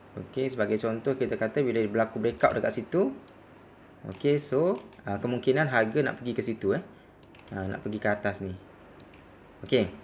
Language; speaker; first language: Malay; native; Malay